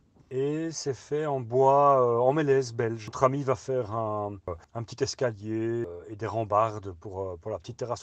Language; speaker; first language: French; native; French